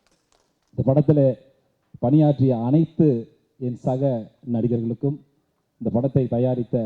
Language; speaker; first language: Tamil; native; Tamil